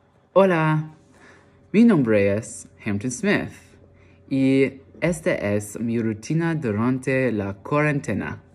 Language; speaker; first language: Spanish; non-native, learner; English